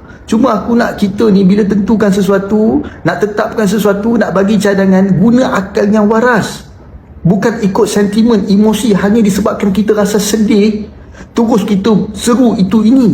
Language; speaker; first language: Malay; native; Malay